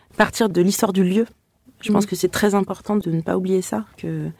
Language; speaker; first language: French; native; French